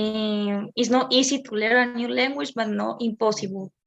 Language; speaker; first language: English; non-native, learner; Spanish